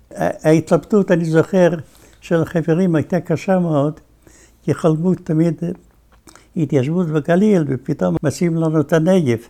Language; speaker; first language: Hebrew; non-native, fluent; Yiddish